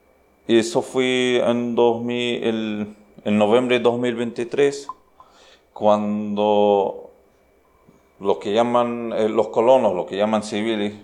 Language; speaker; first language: Spanish; non-native, learner; Arabic